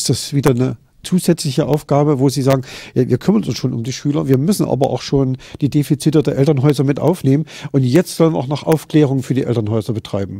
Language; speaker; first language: German; native; German